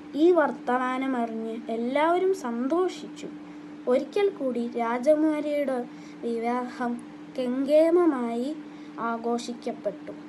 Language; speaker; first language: Malayalam; non-native, learner; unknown